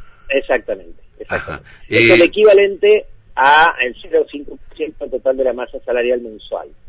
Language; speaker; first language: Spanish; native; Spanish